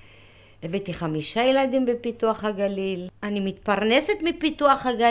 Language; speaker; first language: Hebrew; early bilingual, other home language; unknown